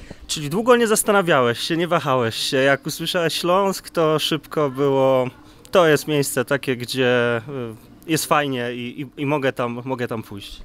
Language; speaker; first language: Polish; native; Polish